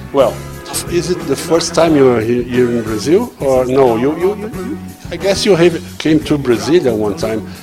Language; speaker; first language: English; non-native, learner; Portuguese